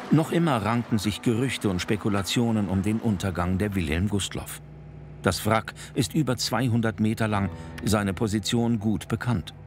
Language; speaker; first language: German; native; German